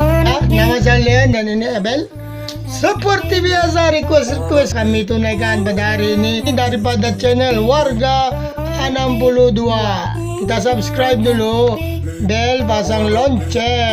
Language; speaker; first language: Indonesian; non-native, learner; Filipino